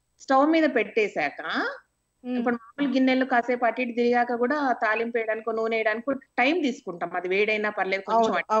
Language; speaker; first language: Telugu; native; Telugu